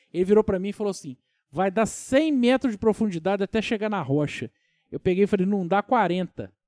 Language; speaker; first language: Portuguese; native; Portuguese